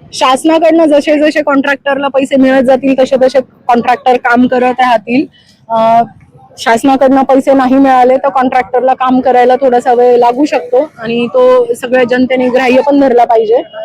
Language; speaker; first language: Marathi; native; Marathi